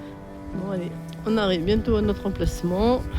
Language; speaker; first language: French; native; French